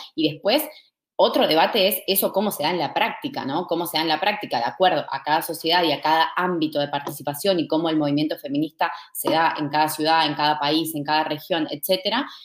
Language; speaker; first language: Spanish; native; Spanish